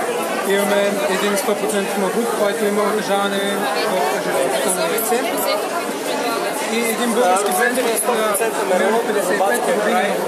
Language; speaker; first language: Russian; non-native, learner; Bulgarian